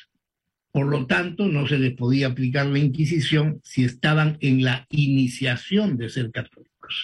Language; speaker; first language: Spanish; native; Spanish